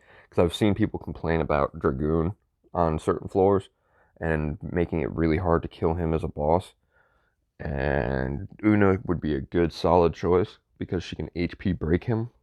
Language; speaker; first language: English; native; English